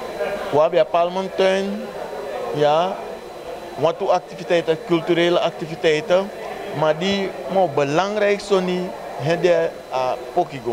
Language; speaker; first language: Dutch; non-native, local second language; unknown